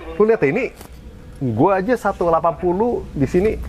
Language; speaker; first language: Indonesian; early bilingual, heritage; Indonesian